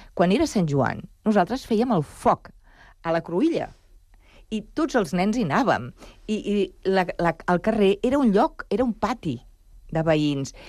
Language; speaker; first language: Catalan; non-native, local second language; Spanish